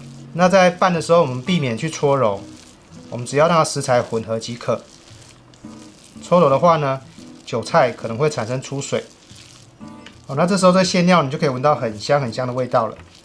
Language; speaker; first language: Chinese; native; Chinese